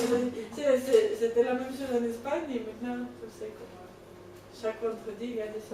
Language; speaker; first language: French; non-native, learner; Spanish